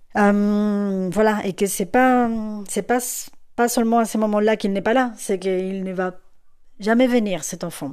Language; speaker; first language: French; non-native, fluent; Spanish